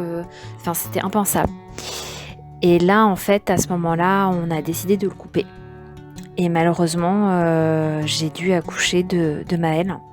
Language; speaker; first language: French; native; French